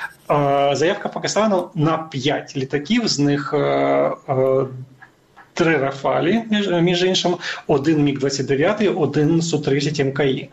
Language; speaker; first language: Ukrainian; native; Ukrainian